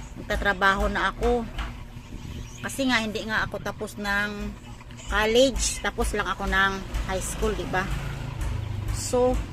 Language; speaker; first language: Filipino; non-native, local second language; Hiligaynon